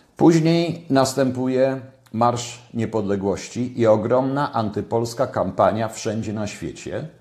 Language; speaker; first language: Polish; native; Polish